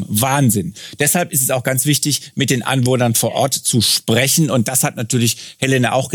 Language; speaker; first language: German; native; German